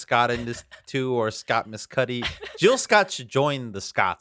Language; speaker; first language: English; native; English